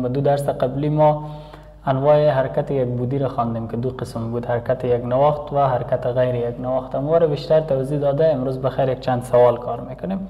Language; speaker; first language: Persian; native; Persian